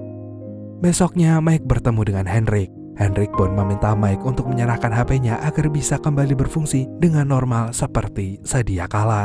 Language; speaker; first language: Indonesian; native; Indonesian